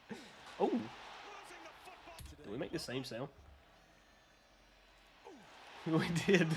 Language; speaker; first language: English; native; English